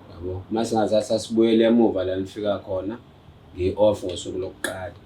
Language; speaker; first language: Zulu; native; Zulu